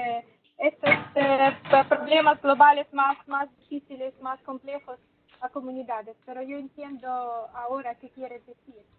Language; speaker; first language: Spanish; non-native, fluent; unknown